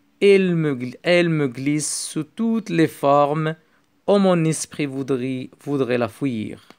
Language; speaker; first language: French; non-native, local second language; Arabic